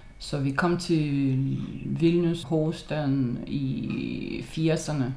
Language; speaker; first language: Danish; non-native, fluent; Lithuanian